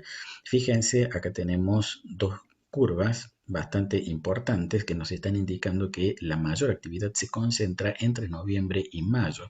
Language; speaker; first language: Spanish; native; Spanish